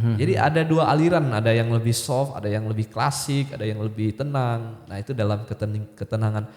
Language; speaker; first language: Indonesian; non-native, local second language; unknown